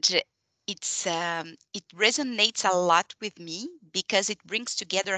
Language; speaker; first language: English; non-native, fluent; Portuguese